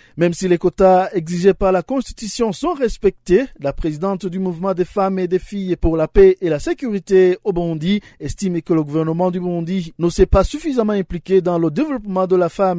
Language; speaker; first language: French; non-native, local second language; Rundi